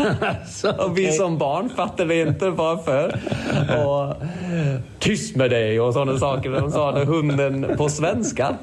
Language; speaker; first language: Swedish; non-native, fluent; English